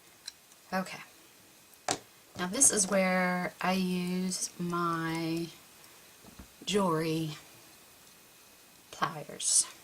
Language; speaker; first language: English; native; English